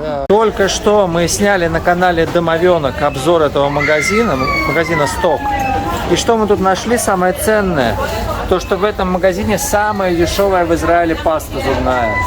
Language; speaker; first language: Russian; native; Russian